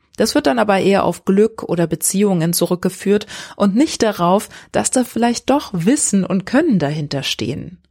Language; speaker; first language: German; native; German